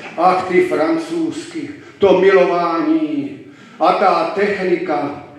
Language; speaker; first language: Czech; native; Czech